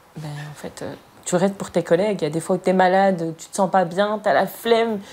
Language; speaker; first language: French; early bilingual, other home language; Arabic